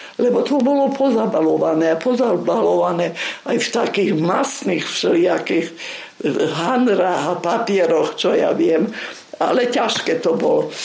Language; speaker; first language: Slovak; non-native, local second language; Rusyn